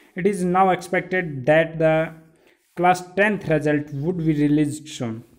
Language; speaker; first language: Hindi; native; Hindi